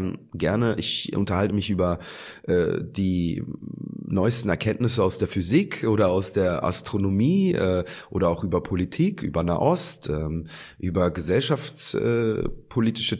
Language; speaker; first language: German; native; German